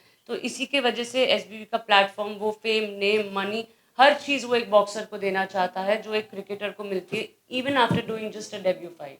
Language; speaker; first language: Hindi; native; Hindi